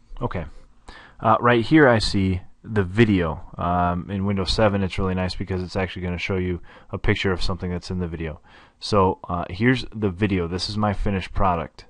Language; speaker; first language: English; native; English